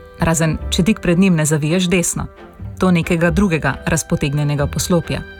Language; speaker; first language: Slovenian; native; Slovenian